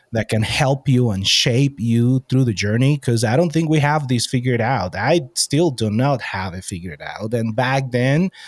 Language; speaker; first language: English; non-native, fluent; Spanish